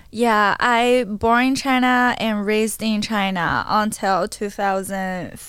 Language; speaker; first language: English; non-native, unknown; Chinese